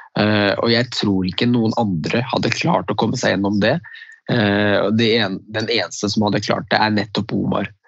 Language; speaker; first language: Norwegian; early bilingual, other home language; Riffian